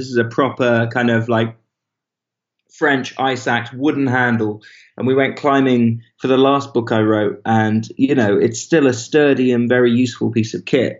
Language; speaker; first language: English; native; English